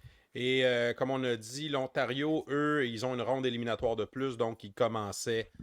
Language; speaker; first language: French; native; French